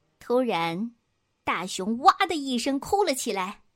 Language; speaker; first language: Chinese; native; Chinese